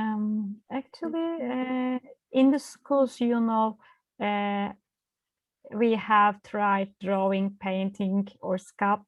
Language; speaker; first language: English; non-native, learner; Turkish